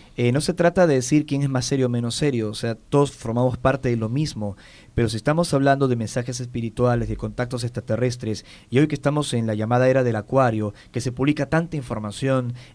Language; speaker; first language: Spanish; native; Spanish